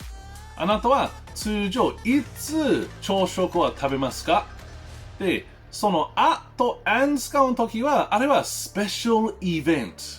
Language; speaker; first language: Japanese; non-native, learner; English